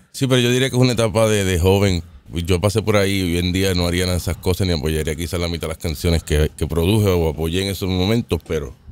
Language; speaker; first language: Spanish; native; Spanish